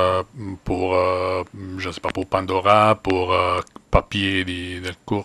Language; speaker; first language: French; non-native, fluent; Italian